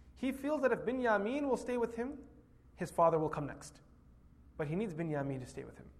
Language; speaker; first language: English; native; English